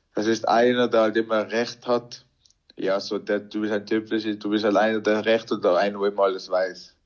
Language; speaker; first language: German; native; German